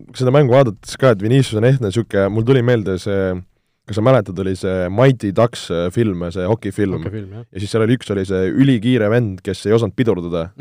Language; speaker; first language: Estonian; native; Estonian